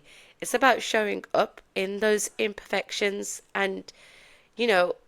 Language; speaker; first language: English; native; English